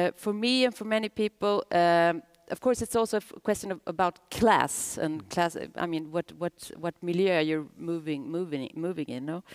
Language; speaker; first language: English; non-native, fluent; Swedish